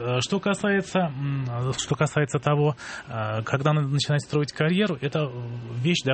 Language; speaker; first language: Russian; native; Russian